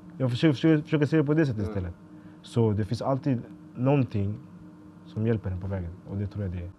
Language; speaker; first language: Swedish; early bilingual, other home language; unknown